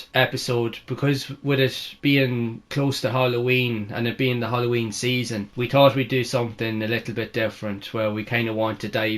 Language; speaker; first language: English; native; English